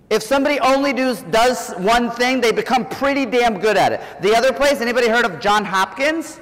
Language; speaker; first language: English; native; English